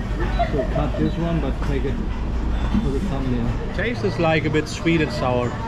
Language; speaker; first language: English; non-native, fluent; German